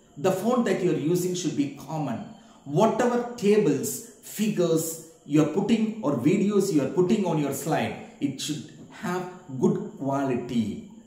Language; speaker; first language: English; non-native, local second language; Malayalam